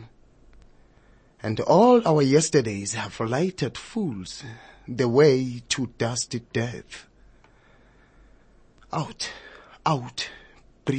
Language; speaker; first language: English; non-native, local second language; Zulu